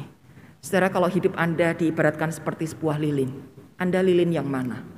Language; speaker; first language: Indonesian; native; Indonesian